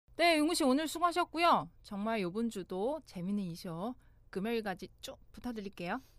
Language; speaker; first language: Korean; non-native, fluent; Chinese